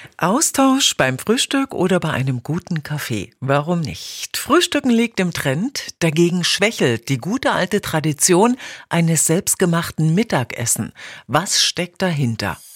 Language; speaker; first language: German; native; German